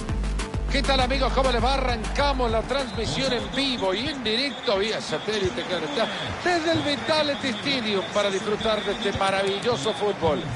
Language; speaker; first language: Spanish; native; Spanish